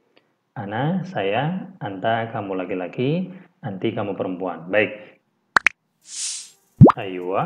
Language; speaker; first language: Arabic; non-native, fluent; Indonesian